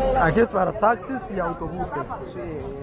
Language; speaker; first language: Spanish; non-native, learner; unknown